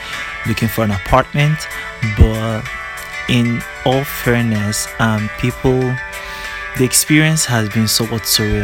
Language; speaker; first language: English; non-native, local second language; Igbo